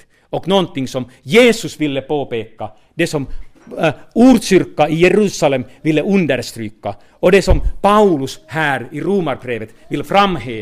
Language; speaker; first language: Swedish; non-native, fluent; Finnish